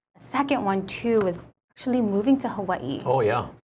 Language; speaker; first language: English; native; English